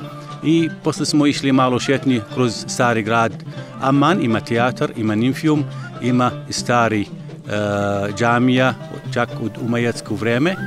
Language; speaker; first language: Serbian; non-native, learner; Arabic